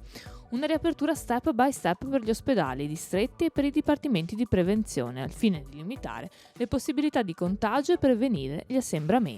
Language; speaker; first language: Italian; native; Italian